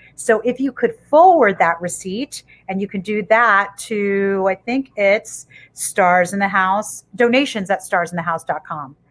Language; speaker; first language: English; native; English